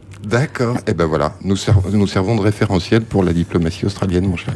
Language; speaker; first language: French; native; French